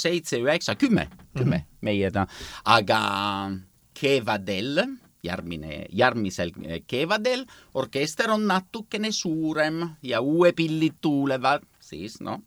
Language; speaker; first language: Estonian; non-native, learner; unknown